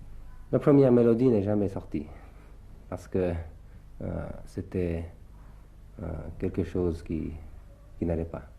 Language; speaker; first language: French; early bilingual, other home language; Thai